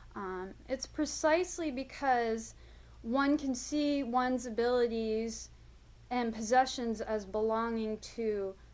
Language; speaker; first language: English; native; English